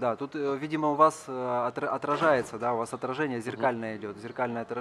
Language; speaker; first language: Russian; native; Russian